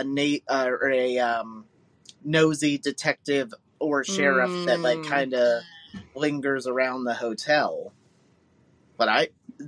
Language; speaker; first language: English; native; English